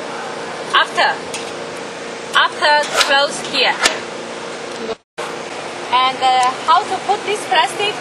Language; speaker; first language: English; non-native, learner; Chinese